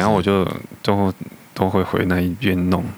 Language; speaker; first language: Chinese; native; Chinese